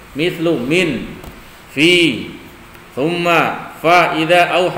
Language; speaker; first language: Arabic; non-native, fluent; Indonesian